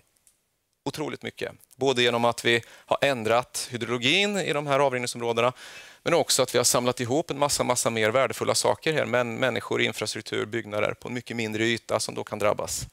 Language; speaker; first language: Swedish; native; Swedish